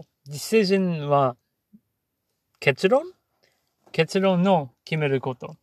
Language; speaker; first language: Japanese; non-native, learner; English